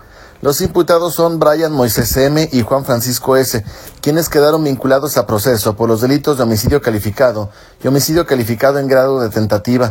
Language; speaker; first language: Spanish; native; Spanish